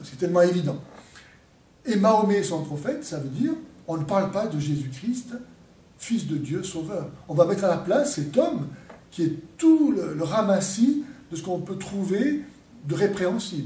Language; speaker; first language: French; native; French